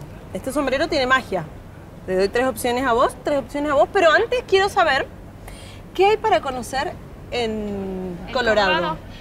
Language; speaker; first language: Spanish; native; Spanish